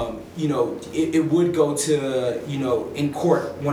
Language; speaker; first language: English; native; English